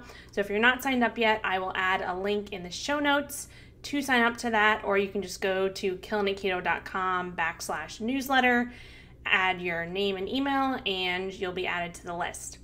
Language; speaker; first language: English; native; English